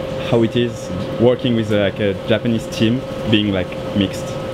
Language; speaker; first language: English; non-native, fluent; French